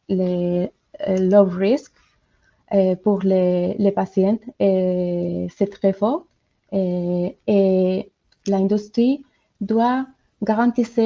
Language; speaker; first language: French; non-native, learner; Spanish